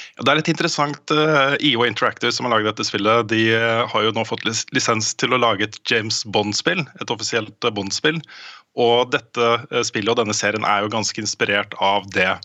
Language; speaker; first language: Norwegian; native; Norwegian